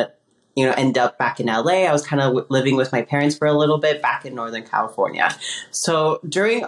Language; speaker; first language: English; early bilingual, other home language; Spanish